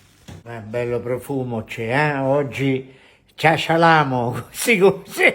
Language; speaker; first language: Italian; early bilingual, heritage; Spanish